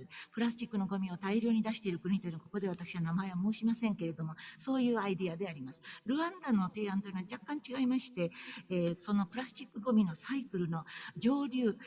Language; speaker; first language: Japanese; native; Japanese